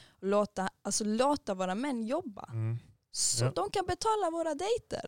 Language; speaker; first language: Swedish; early bilingual, other home language; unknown